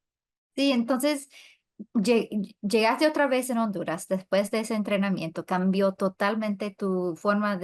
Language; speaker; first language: Spanish; non-native, fluent; English